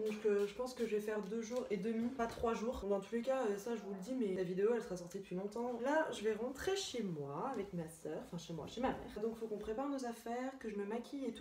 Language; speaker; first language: French; native; French